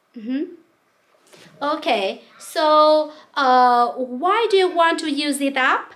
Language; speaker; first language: English; non-native, local second language; Vietnamese